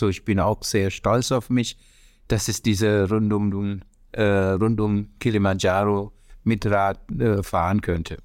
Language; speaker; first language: German; non-native, fluent; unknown